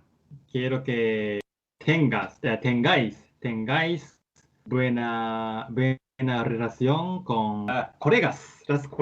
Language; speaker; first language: Spanish; non-native, learner; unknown